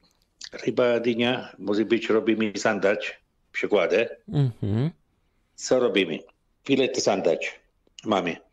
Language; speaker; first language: Polish; non-native, learner; Italian